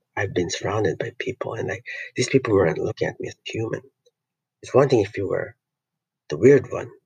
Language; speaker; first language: English; non-native, local second language; Filipino